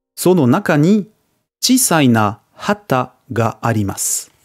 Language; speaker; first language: Japanese; non-native, learner; French